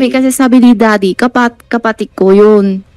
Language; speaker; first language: Filipino; non-native, learner; Chinese